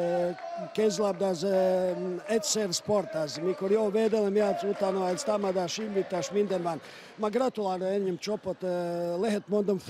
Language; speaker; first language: Hungarian; non-native, learner; Russian